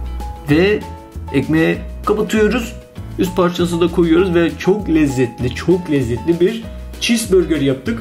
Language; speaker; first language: Turkish; non-native, fluent; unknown